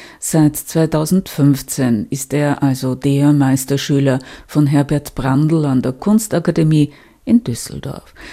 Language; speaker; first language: German; native; German